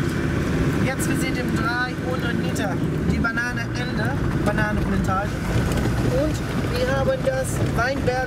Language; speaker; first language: German; non-native, learner; Portuguese